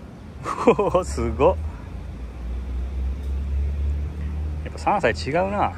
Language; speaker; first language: Japanese; native; Japanese